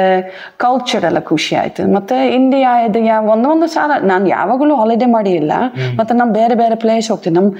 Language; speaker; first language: Kannada; non-native, learner; Dutch